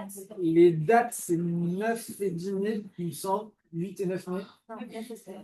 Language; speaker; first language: French; native; French